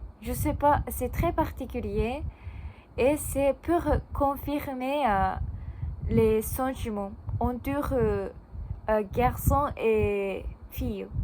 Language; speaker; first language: French; non-native, learner; Japanese